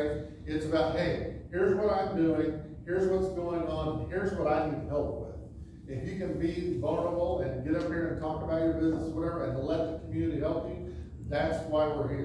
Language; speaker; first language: English; native; English